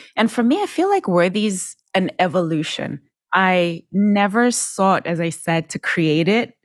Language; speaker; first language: English; non-native, local second language; Shona